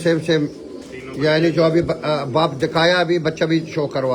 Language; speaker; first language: Hindi; non-native, learner; Arabic